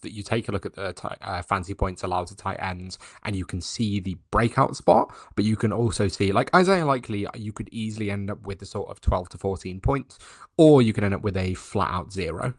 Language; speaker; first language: English; native; English